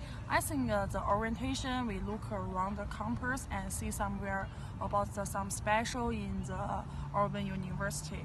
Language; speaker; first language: English; non-native, learner; Chinese